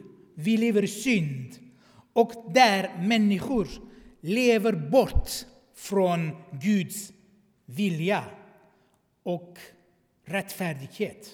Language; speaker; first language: Swedish; non-native, fluent; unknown